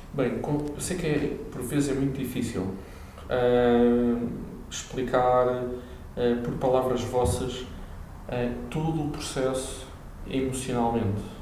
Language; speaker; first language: Portuguese; native; Portuguese